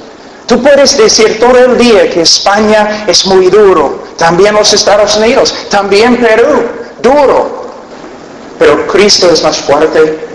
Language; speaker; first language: Spanish; non-native, fluent; English